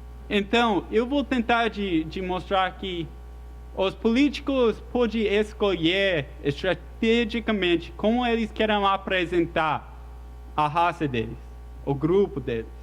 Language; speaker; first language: Portuguese; non-native, fluent; English